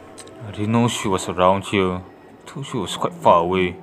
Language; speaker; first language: English; non-native, fluent; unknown